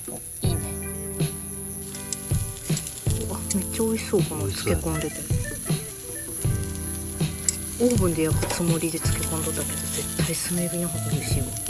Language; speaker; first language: Japanese; native; Japanese